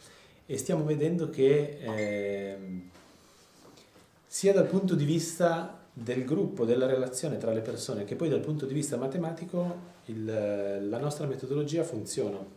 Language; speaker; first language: Italian; native; Italian